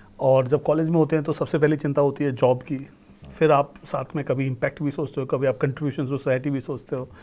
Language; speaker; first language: Hindi; native; Hindi